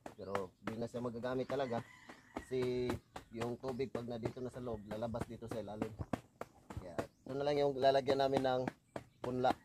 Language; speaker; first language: Filipino; non-native, local second language; Cebuano